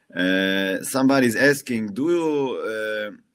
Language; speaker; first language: English; non-native, fluent; Slovenian